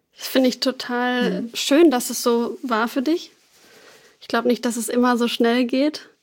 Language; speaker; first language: German; native; German